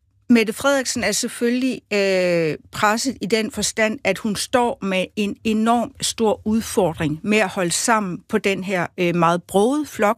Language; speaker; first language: Danish; native; Danish